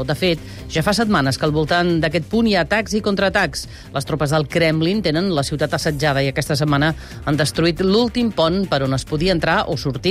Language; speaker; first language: Catalan; native; Catalan